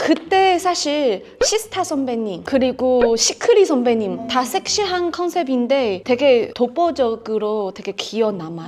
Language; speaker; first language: Korean; non-native, fluent; Chinese